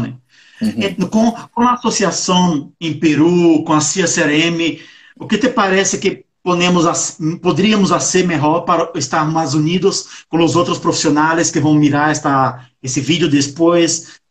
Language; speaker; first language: Portuguese; non-native, learner; Spanish